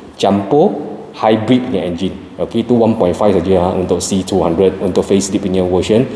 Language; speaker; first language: Malay; non-native, local second language; Chinese